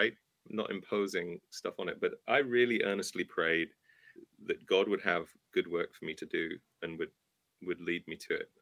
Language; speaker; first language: English; native; English